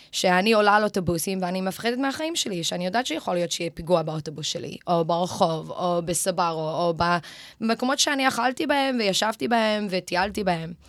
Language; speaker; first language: Hebrew; early bilingual, other home language; English